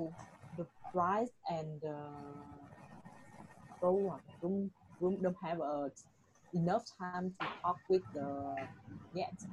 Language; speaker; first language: English; non-native, learner; Vietnamese